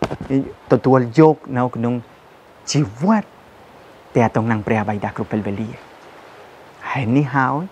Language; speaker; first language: Khmer; non-native, fluent; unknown